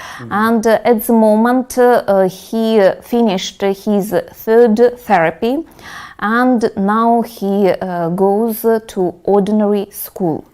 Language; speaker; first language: English; non-native, fluent; Russian